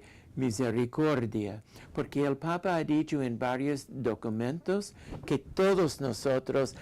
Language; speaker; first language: Spanish; non-native, fluent; English